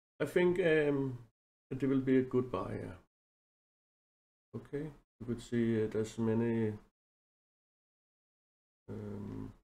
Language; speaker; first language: English; non-native, learner; Danish